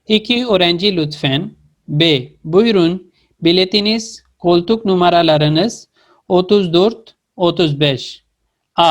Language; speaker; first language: Turkish; non-native, fluent; Urdu